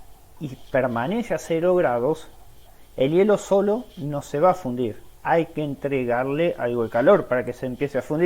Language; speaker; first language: Spanish; native; Spanish